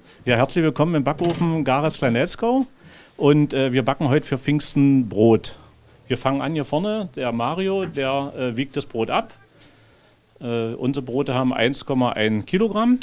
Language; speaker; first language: German; native; German